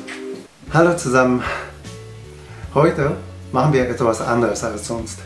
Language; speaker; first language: German; non-native, learner; Japanese